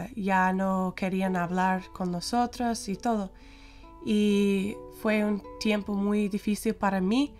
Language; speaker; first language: Spanish; non-native, fluent; English